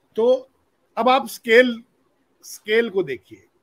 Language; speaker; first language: Hindi; non-native, local second language; Marathi